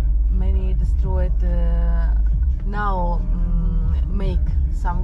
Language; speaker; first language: English; non-native, learner; Russian